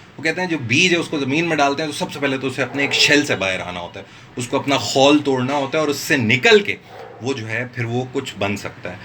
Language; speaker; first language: Urdu; non-native, local second language; Northern Hindko